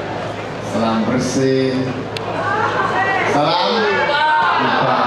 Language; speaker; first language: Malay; non-native, local second language; Chinese